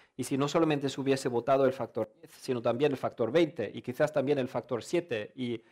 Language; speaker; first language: Spanish; non-native, fluent; German